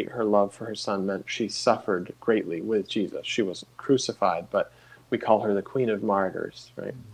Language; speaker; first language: English; native; English